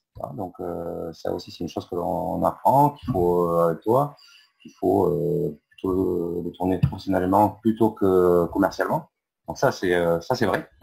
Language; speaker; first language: French; native; French